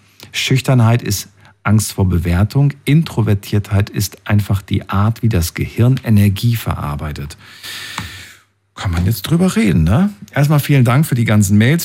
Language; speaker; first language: German; native; German